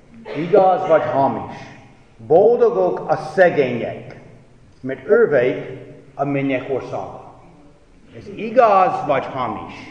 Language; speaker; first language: Hungarian; non-native, fluent; English